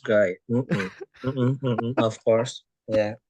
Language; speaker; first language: English; non-native, learner; Indonesian